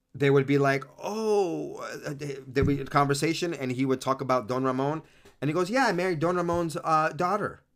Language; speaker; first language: English; early bilingual, other home language; Spanish